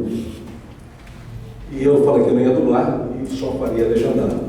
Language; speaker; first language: Portuguese; native; Portuguese